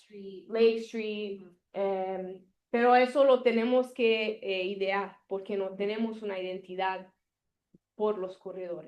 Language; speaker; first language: Spanish; non-native, learner; Italian